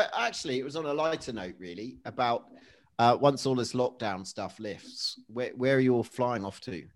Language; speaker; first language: English; native; English